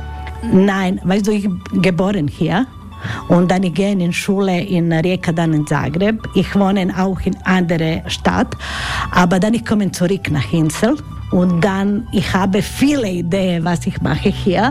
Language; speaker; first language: German; non-native, learner; Croatian